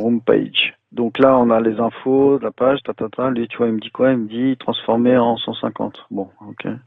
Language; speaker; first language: French; native; French